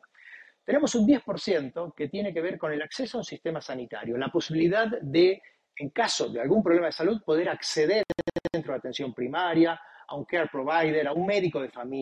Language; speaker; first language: Spanish; native; Spanish